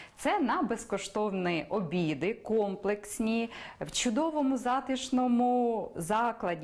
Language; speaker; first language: Ukrainian; native; Ukrainian